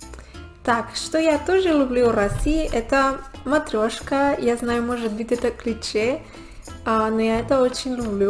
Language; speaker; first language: Russian; non-native, learner; Spanish